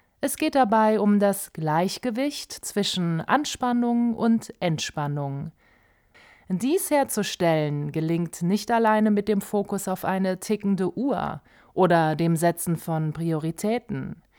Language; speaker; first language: German; native; German